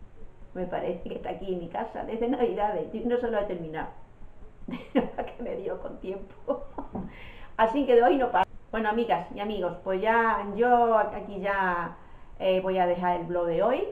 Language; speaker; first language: Spanish; native; Spanish